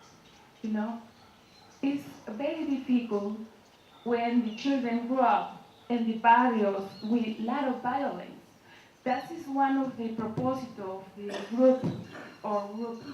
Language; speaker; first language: English; non-native, learner; Spanish